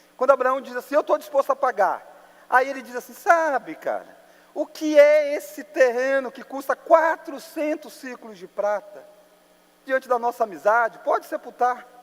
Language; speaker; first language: Portuguese; native; Portuguese